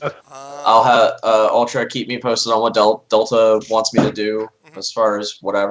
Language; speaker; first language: English; native; English